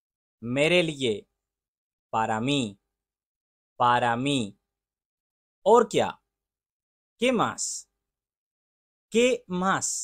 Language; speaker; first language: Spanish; non-native, learner; Urdu